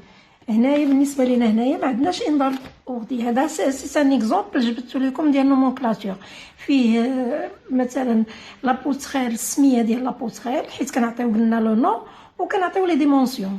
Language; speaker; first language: Arabic; native; Arabic